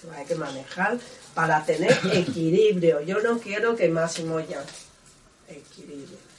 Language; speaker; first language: Spanish; non-native, learner; Chinese